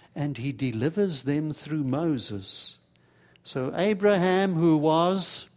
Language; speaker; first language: English; native; English